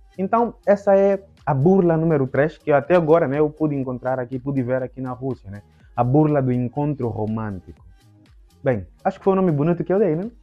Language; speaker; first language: Portuguese; native; Portuguese